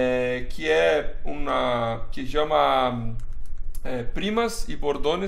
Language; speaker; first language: Spanish; non-native, fluent; Portuguese